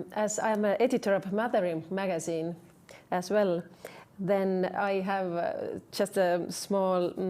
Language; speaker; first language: English; non-native, fluent; Estonian